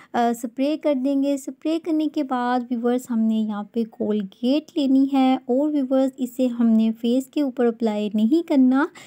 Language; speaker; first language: Urdu; native; Urdu